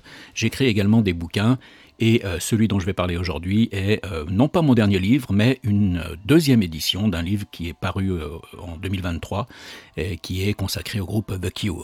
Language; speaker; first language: French; native; French